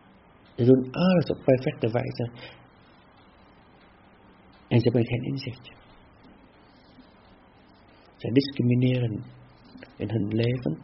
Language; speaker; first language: Dutch; non-native, fluent; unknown